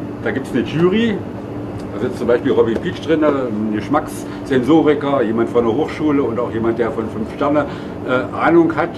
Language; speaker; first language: German; native; German